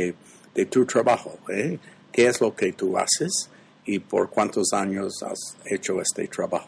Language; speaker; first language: Spanish; non-native, fluent; English